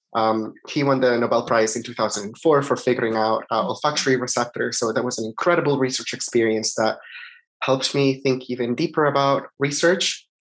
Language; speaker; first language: English; non-native, fluent; Italian